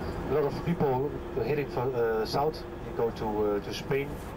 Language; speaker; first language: English; non-native, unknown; Dutch